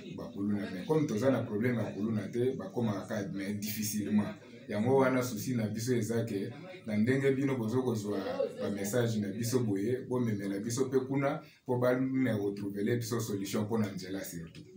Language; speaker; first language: Lingala; native; Lingala